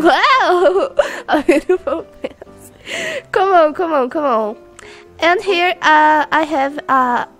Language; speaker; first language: English; non-native, learner; Portuguese